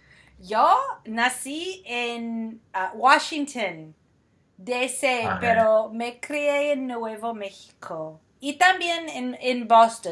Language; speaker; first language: Spanish; non-native, fluent; English